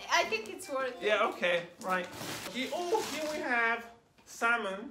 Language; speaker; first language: English; non-native, fluent; Italian